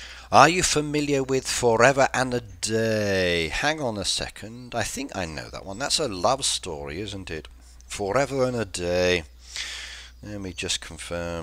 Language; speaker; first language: English; native; English